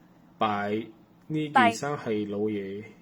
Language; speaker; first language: Cantonese; non-native, learner; Chinese